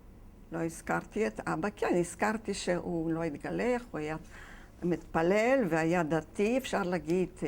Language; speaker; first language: Hebrew; non-native, fluent; Yiddish